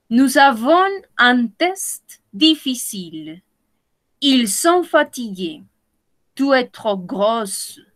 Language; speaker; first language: French; non-native, fluent; Spanish